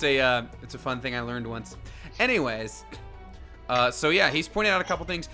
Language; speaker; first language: English; native; English